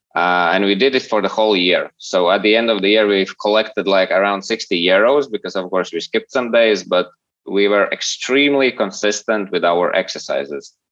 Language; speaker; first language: English; non-native, fluent; Latvian